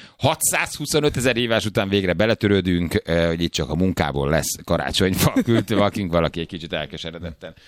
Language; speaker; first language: Hungarian; native; Hungarian